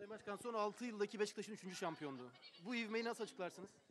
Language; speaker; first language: Turkish; native; Turkish